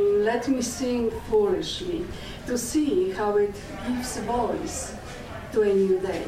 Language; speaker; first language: English; non-native, fluent; Polish